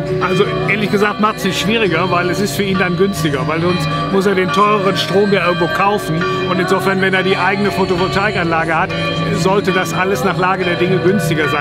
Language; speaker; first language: German; native; German